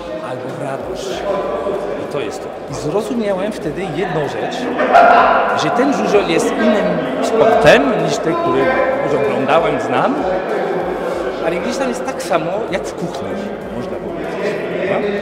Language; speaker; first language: Polish; non-native, fluent; French